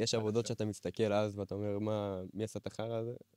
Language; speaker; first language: Hebrew; native; Hebrew